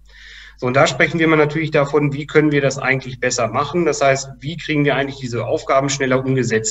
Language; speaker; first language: German; native; German